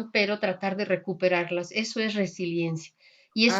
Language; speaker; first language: Spanish; native; Spanish